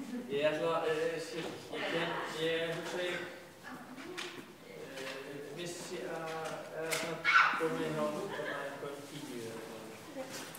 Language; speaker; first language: Icelandic; non-native, learner; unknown